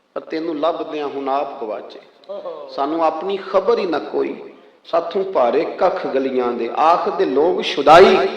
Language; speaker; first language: Urdu; non-native, local second language; Punjabi